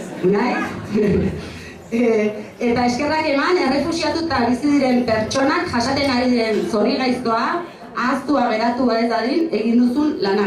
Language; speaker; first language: Basque; native; Basque